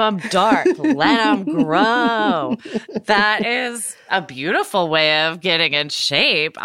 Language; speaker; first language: English; native; English